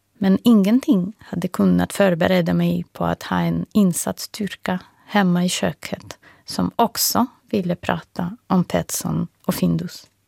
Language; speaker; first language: Swedish; non-native, fluent; Russian